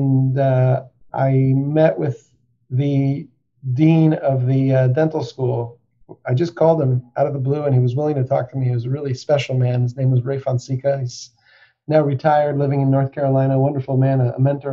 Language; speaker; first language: English; native; English